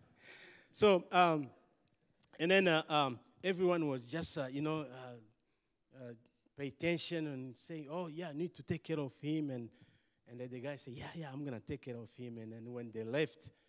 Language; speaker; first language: English; non-native, local second language; Kinyarwanda